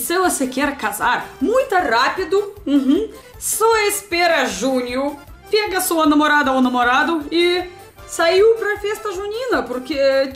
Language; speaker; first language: Portuguese; non-native, learner; Russian